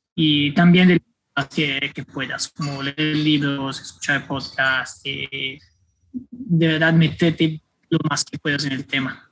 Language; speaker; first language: Spanish; non-native, fluent; Italian